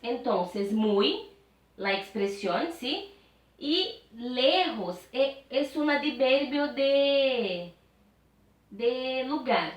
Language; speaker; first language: Spanish; non-native, fluent; Portuguese